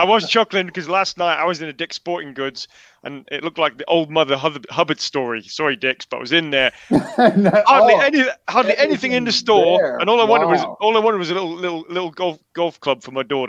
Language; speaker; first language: English; native; English